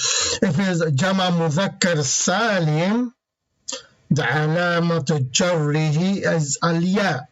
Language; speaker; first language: Arabic; non-native, fluent; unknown